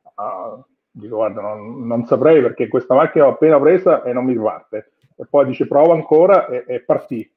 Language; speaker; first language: Italian; native; Italian